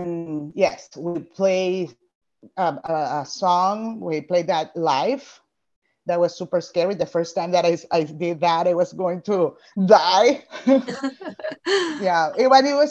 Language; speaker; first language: English; non-native, fluent; Spanish